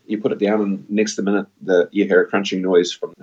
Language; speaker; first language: English; native; English